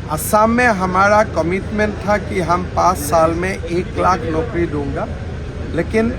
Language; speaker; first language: Hindi; non-native, local second language; Assamese